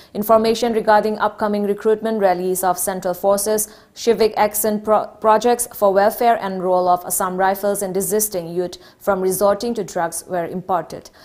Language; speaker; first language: English; non-native, local second language; Manipuri